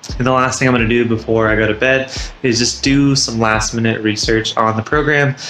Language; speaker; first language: English; native; English